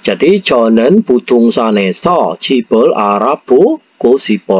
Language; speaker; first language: Korean; non-native, fluent; Indonesian